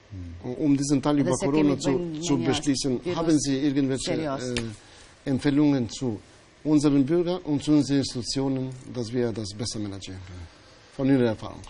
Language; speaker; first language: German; non-native, fluent; Albanian